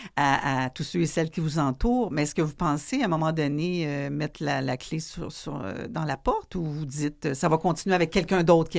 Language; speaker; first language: French; native; French